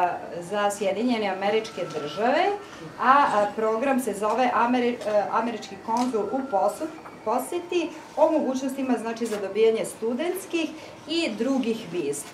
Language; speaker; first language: Croatian; native; Croatian